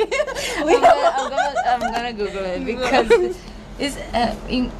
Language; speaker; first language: English; non-native, fluent; Portuguese